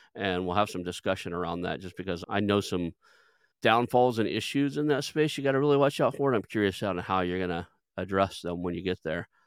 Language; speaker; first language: English; native; English